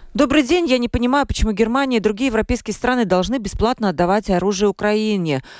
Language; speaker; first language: Russian; native; Russian